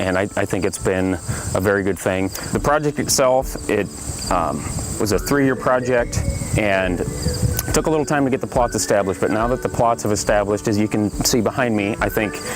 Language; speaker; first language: English; native; English